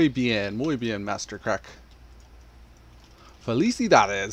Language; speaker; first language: Spanish; non-native, learner; English